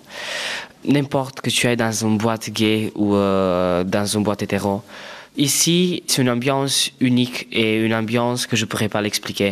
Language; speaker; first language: French; non-native, fluent; Romanian